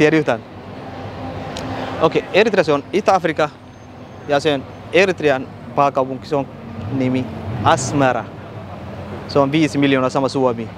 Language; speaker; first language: Finnish; non-native, learner; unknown